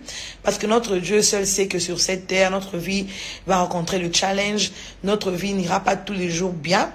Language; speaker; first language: French; non-native, local second language; Lingala